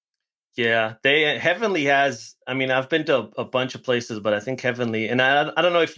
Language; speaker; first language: English; native; English